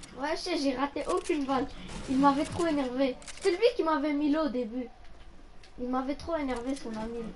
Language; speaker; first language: French; native; French